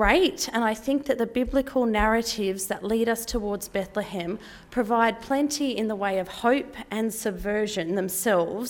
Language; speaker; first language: English; native; English